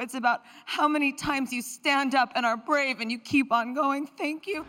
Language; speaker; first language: English; native; English